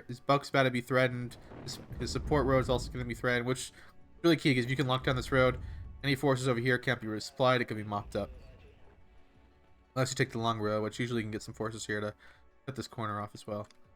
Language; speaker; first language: English; native; English